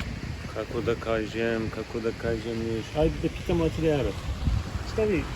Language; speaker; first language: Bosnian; non-native, learner; Turkish